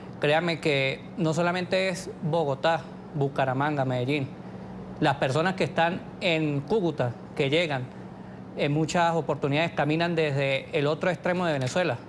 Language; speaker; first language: Spanish; native; Spanish